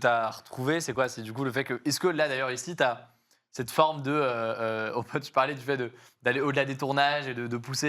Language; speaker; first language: French; native; French